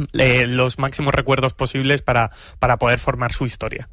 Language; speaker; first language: Spanish; native; Spanish